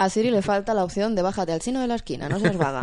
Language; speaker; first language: Spanish; native; Spanish